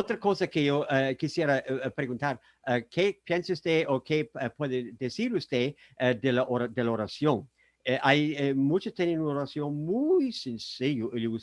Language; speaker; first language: Spanish; non-native, fluent; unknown